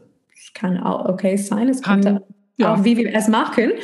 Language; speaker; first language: German; non-native, fluent; English